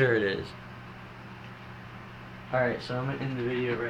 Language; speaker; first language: English; native; English